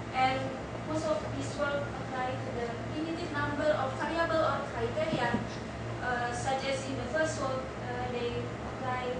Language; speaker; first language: English; non-native, fluent; Indonesian